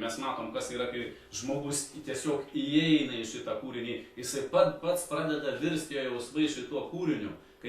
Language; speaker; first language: Lithuanian; native; Lithuanian